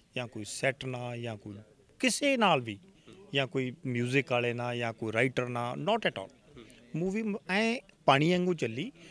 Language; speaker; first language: Punjabi; native; Punjabi